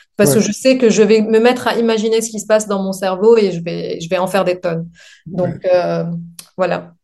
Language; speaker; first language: French; non-native, local second language; Arabic